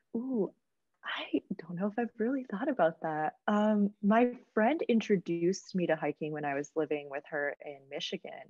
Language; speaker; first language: English; native; English